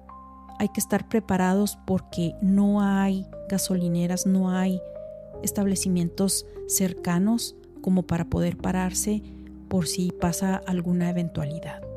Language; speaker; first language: Spanish; native; Spanish